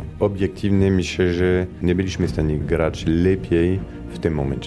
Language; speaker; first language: Polish; non-native, fluent; Italian